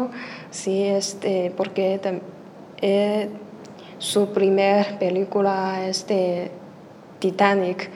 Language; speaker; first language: Spanish; non-native, learner; Chinese